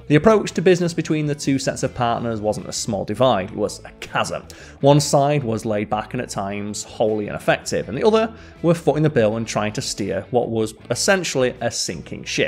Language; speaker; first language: English; native; English